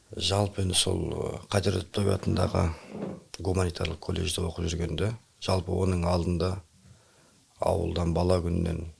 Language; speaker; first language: Kazakh; native; Kazakh